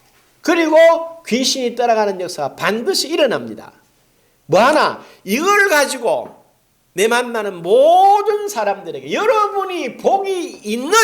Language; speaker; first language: Korean; native; Korean